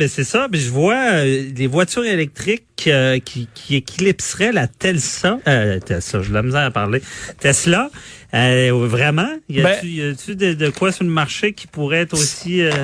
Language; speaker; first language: French; native; French